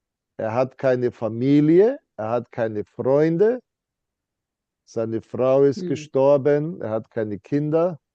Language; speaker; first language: German; non-native, fluent; English